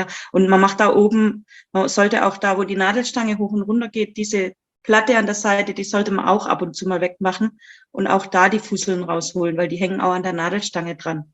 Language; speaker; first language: German; native; German